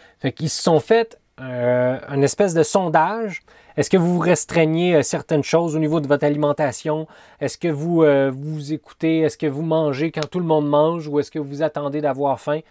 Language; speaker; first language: French; native; French